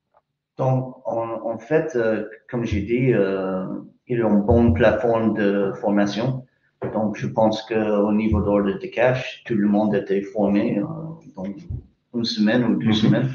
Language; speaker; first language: French; non-native, fluent; English